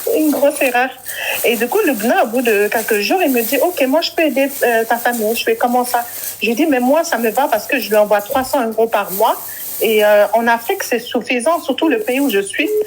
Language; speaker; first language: French; early bilingual, other home language; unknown